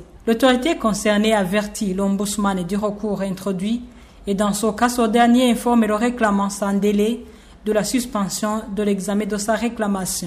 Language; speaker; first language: French; non-native, local second language; Rundi